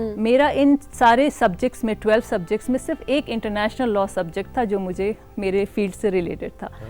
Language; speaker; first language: Urdu; non-native, local second language; Khowar